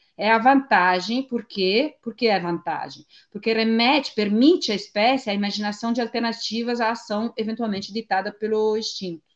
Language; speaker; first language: Portuguese; non-native, fluent; Italian